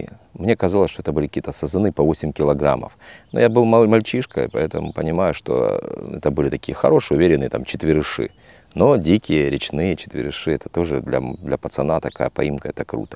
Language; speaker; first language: Russian; native; Russian